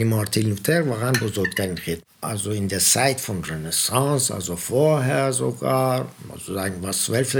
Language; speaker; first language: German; non-native, fluent; Persian